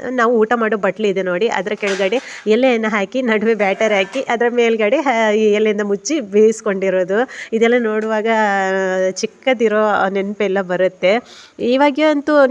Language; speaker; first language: Kannada; non-native, local second language; Tulu